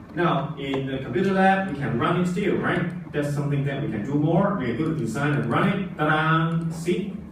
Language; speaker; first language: English; non-native, local second language; Chinese